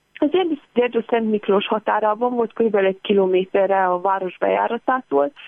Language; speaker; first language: Hungarian; native; Hungarian